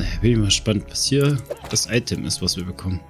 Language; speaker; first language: German; native; German